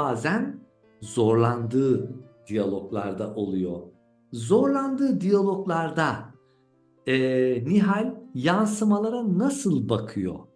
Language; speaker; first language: Turkish; native; Turkish